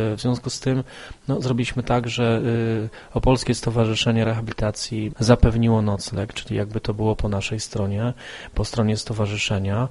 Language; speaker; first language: Polish; native; Polish